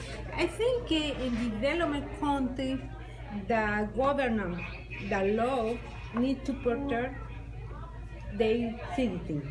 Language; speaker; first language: English; non-native, learner; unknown